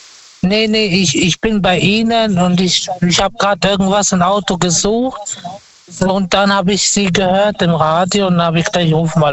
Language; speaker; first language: German; non-native, fluent; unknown